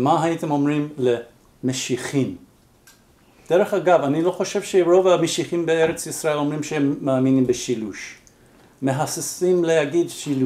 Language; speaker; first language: Hebrew; non-native, fluent; English